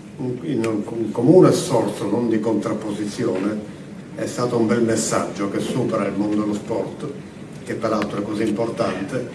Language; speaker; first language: Italian; native; Italian